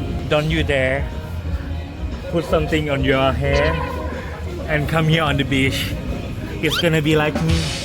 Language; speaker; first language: English; non-native, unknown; Thai